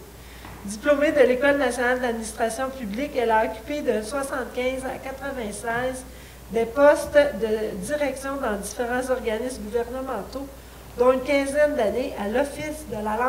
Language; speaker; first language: French; native; French